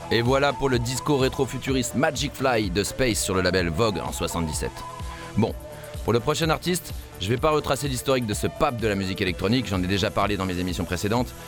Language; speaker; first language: French; native; French